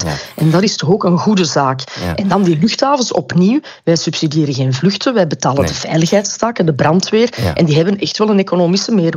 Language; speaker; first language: Dutch; native; Dutch